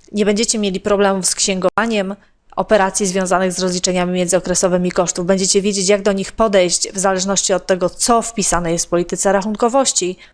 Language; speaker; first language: Polish; native; Polish